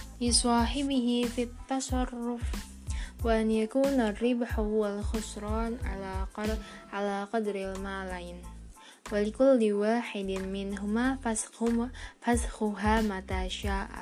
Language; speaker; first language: Arabic; non-native, fluent; Indonesian